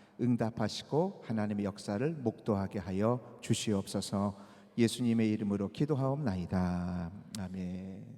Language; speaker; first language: Korean; native; Korean